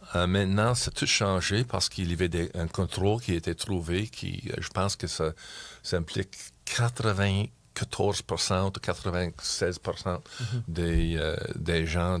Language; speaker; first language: French; non-native, local second language; English